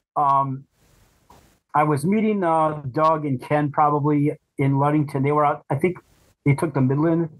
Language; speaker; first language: English; native; English